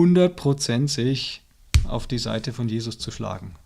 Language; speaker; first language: German; native; German